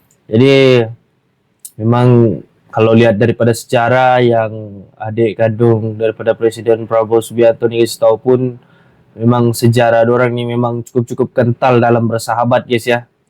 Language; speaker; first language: Malay; native; Malay